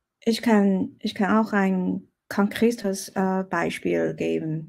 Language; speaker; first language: German; non-native, fluent; Chinese